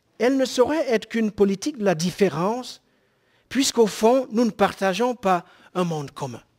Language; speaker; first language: French; non-native, local second language; Basaa